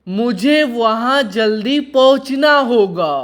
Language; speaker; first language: Hindi; non-native, fluent; Bangla